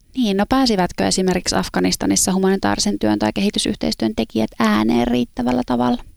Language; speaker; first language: Finnish; native; Finnish